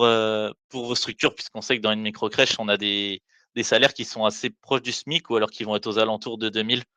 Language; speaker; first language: French; native; French